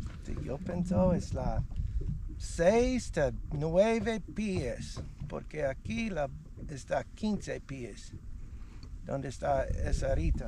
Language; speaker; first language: Spanish; non-native, learner; English